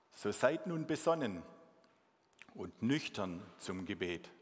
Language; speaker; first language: German; non-native, local second language; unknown